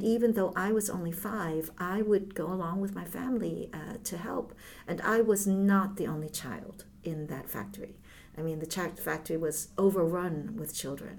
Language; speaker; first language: English; early bilingual, other home language; Cantonese